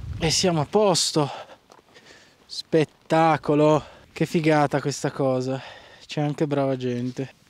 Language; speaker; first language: Italian; native; Italian